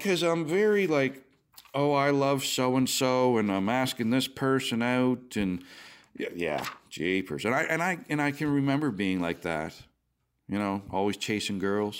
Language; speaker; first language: English; native; English